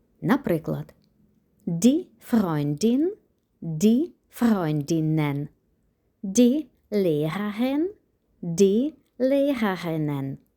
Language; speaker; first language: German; non-native, fluent; Ukrainian